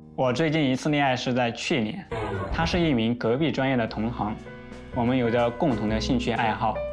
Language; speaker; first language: Chinese; native; Chinese